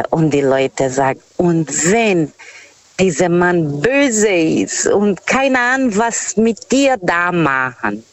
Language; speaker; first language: German; non-native, fluent; Portuguese